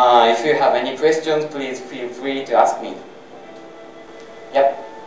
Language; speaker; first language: English; non-native, fluent; Japanese